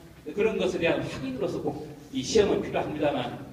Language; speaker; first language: Korean; native; Korean